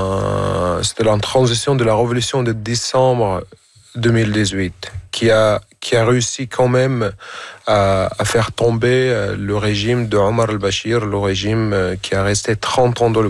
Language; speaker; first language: French; non-native, fluent; Arabic